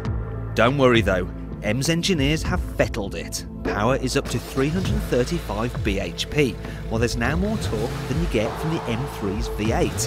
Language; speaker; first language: English; native; English